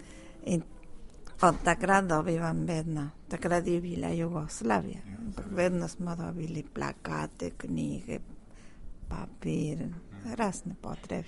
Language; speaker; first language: Slovenian; early bilingual, heritage; Spanish